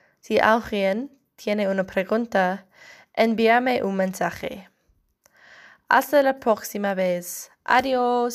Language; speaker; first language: Spanish; non-native, learner; English